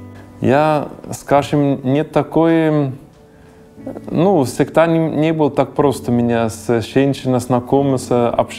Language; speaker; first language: Russian; non-native, learner; German